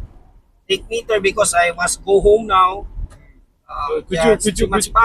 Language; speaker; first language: English; non-native, learner; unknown